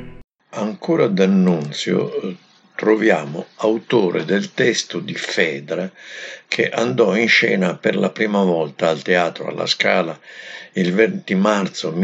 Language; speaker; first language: Italian; native; Italian